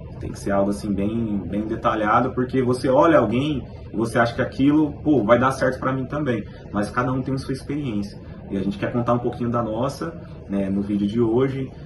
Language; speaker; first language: Portuguese; native; Portuguese